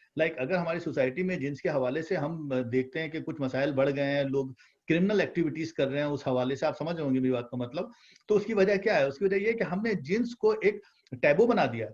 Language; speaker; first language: Urdu; native; Urdu